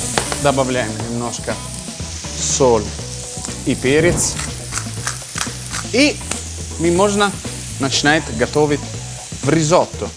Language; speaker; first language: Russian; non-native, fluent; Italian